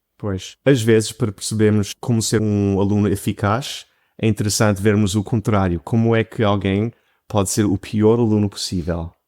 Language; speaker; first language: Portuguese; non-native, fluent; English